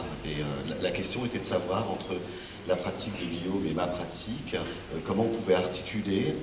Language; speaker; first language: French; native; French